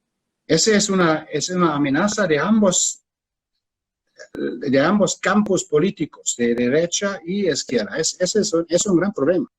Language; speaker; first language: Spanish; non-native, fluent; German